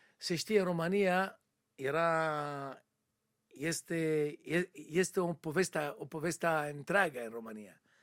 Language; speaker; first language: Romanian; non-native, learner; Hebrew